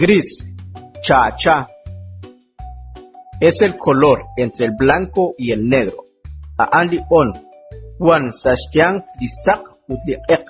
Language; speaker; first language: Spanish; non-native, local second language; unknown